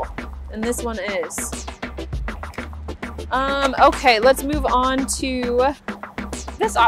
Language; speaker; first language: English; native; English